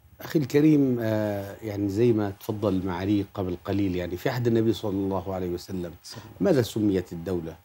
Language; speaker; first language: Arabic; native; Arabic